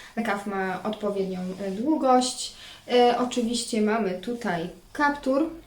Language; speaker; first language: Polish; native; Polish